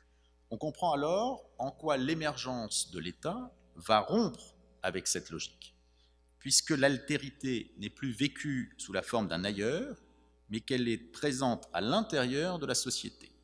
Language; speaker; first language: French; native; French